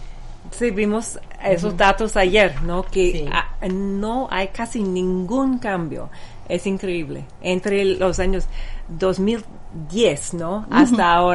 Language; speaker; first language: Spanish; non-native, fluent; English